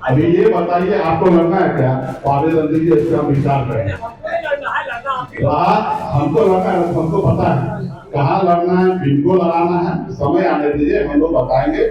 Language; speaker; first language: Hindi; native; Hindi